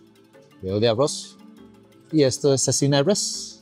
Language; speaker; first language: Spanish; early bilingual, other home language; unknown